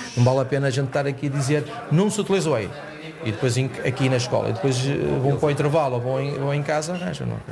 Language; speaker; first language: Portuguese; native; Portuguese